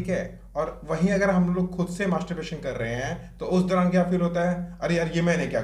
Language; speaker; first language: Hindi; native; Hindi